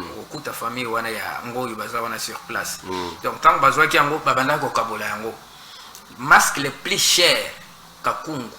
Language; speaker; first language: Lingala; non-native, local second language; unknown